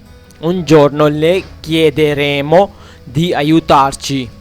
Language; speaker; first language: Italian; non-native, fluent; Urdu